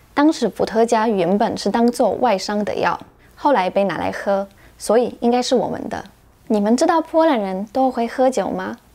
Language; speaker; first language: Chinese; non-native, fluent; Polish